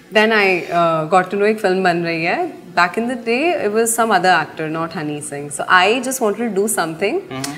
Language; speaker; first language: English; non-native, local second language; Hindi